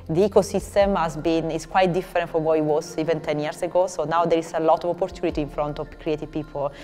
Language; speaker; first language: English; non-native, fluent; Italian